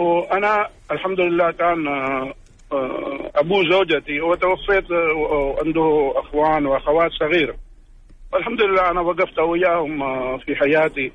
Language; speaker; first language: Arabic; non-native, learner; Urdu